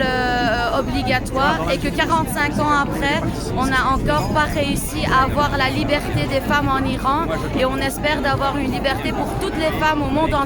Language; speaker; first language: French; early bilingual, other home language; Persian